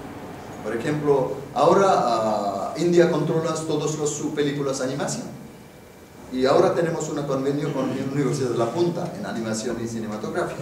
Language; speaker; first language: Spanish; non-native, fluent; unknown